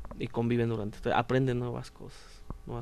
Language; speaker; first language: Spanish; native; Spanish